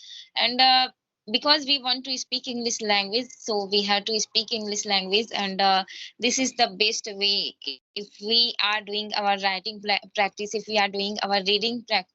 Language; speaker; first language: English; non-native, learner; Hindi